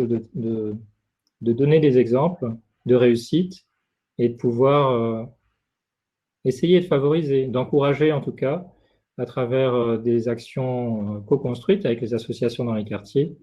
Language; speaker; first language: French; native; French